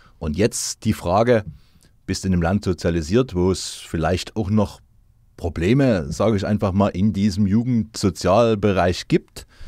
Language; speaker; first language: German; native; German